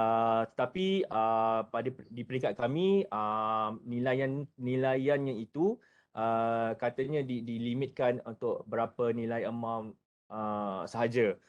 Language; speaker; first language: Malay; native; Malay